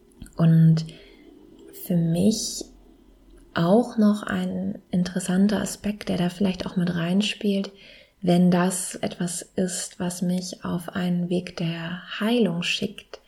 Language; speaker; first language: German; native; German